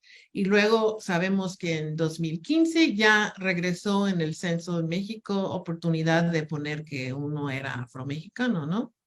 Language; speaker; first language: Spanish; non-native, fluent; English